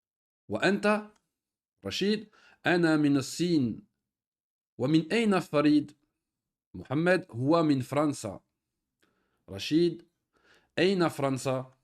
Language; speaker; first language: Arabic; non-native, fluent; French